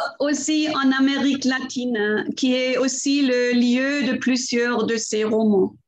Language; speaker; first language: French; non-native, fluent; German